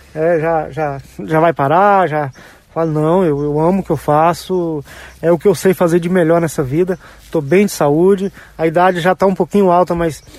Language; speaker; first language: Portuguese; native; Portuguese